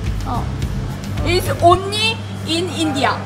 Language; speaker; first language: English; non-native, learner; Korean